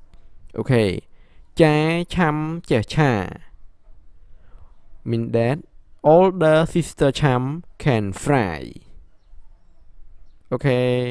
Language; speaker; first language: English; non-native, learner; Khmer